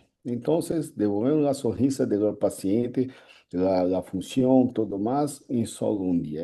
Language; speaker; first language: Spanish; non-native, learner; Portuguese